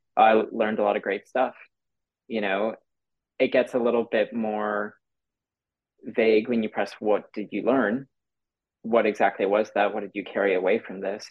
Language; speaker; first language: English; native; English